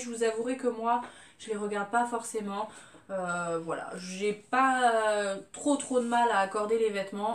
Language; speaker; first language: French; native; French